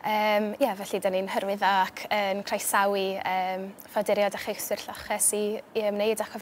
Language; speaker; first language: Welsh; native; Welsh